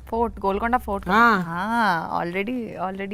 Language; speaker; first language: Telugu; non-native, learner; Bangla